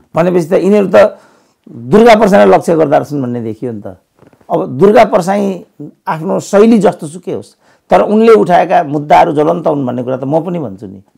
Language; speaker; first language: Nepali; native; Nepali